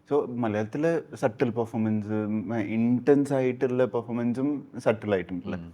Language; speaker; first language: Malayalam; non-native, learner; Tamil